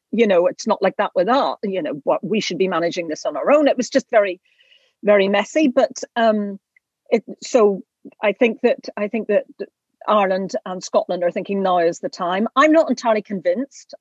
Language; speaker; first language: English; native; English